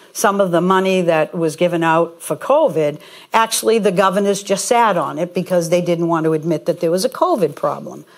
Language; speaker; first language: English; native; English